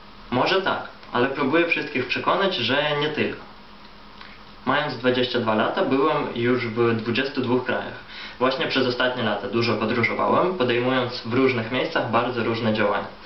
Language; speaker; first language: Polish; non-native, fluent; Ukrainian